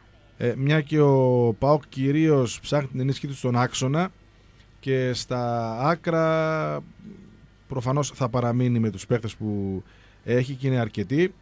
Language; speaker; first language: Greek; native; Greek